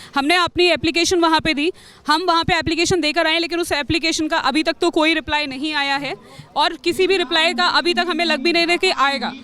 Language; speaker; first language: Hindi; native; Hindi